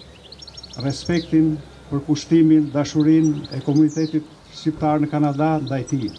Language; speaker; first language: Albanian; native; Albanian